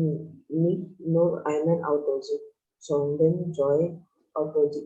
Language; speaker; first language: German; non-native, learner; Indonesian